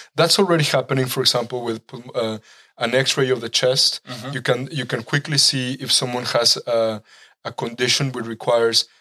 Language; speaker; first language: English; non-native, fluent; Spanish